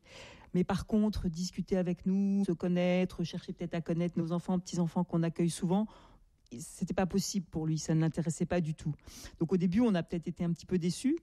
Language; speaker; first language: French; native; French